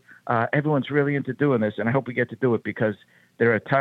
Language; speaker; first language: English; native; English